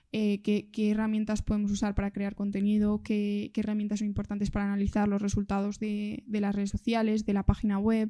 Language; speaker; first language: Spanish; native; Spanish